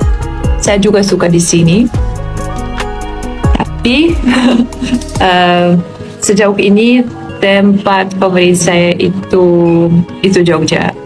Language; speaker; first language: Indonesian; non-native, fluent; Polish